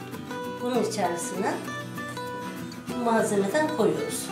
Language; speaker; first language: Turkish; native; Turkish